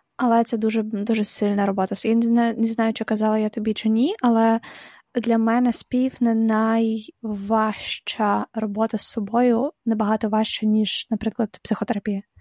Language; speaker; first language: Ukrainian; non-native, local second language; Russian